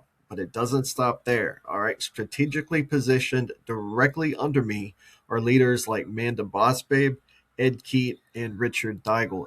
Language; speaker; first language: English; native; English